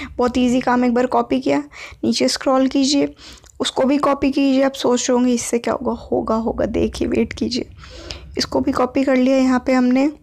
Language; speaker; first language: Hindi; native; Hindi